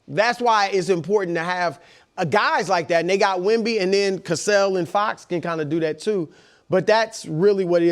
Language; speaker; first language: English; native; English